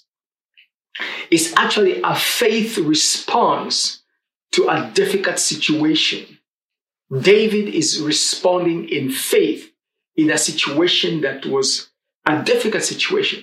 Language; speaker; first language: English; non-native, local second language; Swahili